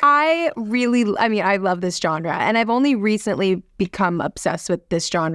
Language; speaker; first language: English; native; English